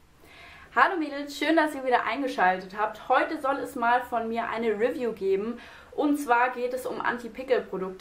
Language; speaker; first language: German; native; German